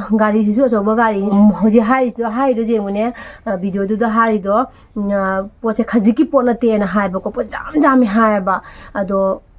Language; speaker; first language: Manipuri; native; Manipuri